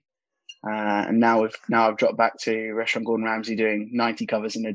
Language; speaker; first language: English; native; English